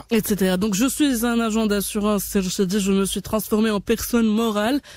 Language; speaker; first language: French; non-native, local second language; Arabic